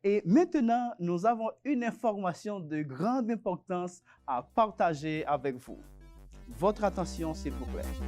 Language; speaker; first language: French; non-native, fluent; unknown